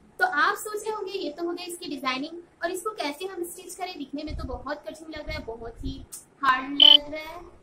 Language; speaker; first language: Hindi; non-native, local second language; Bangla